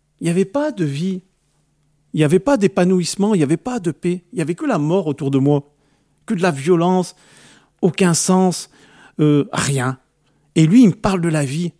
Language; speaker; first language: French; early bilingual, other home language; Arabic